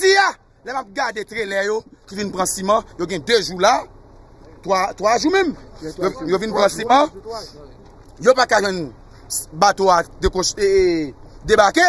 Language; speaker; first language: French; non-native, local second language; Haitian Creole